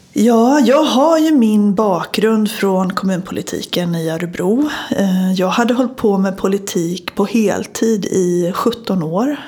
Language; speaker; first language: Swedish; native; Swedish